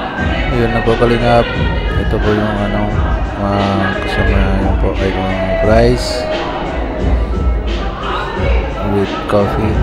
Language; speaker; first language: Filipino; early bilingual, heritage; Filipino